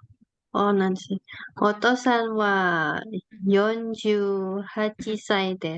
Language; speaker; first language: Japanese; non-native, learner; Indonesian